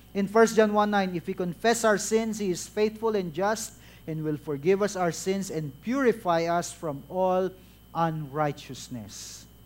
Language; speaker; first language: English; non-native, local second language; Filipino